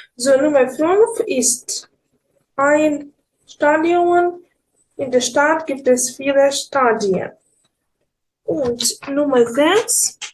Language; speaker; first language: German; non-native, learner; Ukrainian